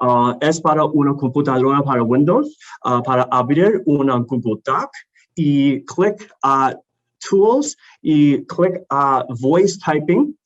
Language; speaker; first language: Spanish; non-native, learner; English